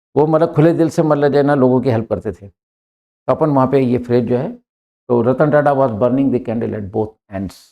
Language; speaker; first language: Hindi; native; Hindi